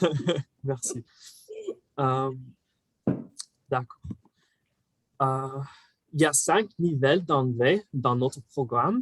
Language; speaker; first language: French; non-native, fluent; English